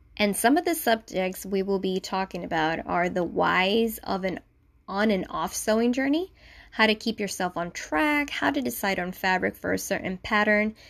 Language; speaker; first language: English; non-native, fluent; Spanish